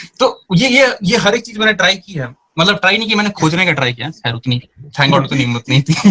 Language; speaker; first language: Hindi; native; Hindi